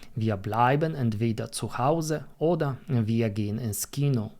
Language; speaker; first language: German; non-native, fluent; Polish